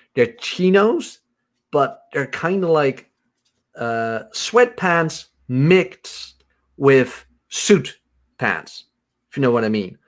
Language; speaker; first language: English; non-native, fluent; Dutch